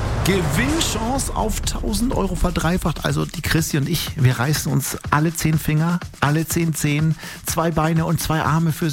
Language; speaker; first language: German; native; German